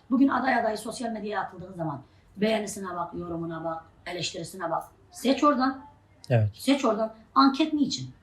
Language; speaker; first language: Turkish; non-native, local second language; Arabic